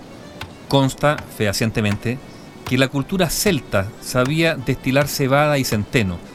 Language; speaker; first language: Spanish; native; Spanish